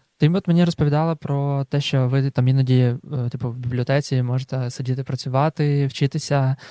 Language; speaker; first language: Ukrainian; native; Ukrainian